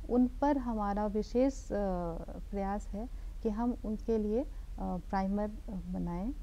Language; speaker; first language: Hindi; native; Hindi